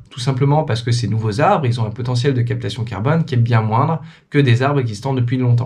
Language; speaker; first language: French; native; French